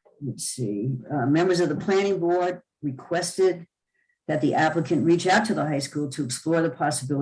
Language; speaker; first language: English; native; English